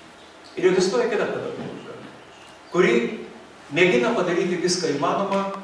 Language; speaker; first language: Lithuanian; native; Lithuanian